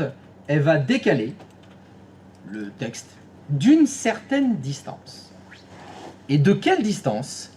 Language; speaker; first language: French; native; French